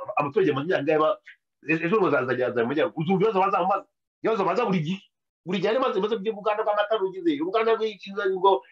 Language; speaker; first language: Kinyarwanda; native; Kinyarwanda